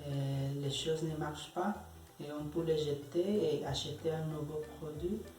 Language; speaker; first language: French; non-native, learner; Spanish